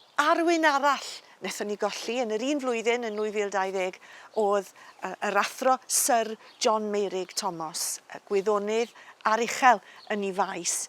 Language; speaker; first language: Welsh; native; Welsh